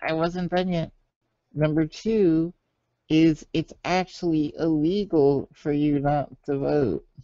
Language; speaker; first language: English; native; English